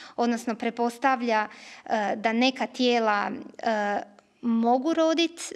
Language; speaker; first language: Croatian; native; Croatian